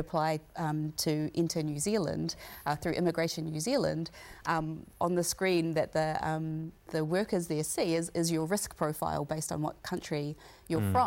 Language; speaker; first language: English; native; English